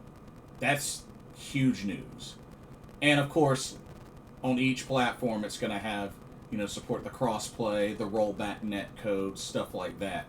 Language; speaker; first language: English; native; English